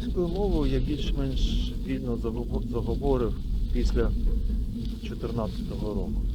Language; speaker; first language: Ukrainian; non-native, local second language; Russian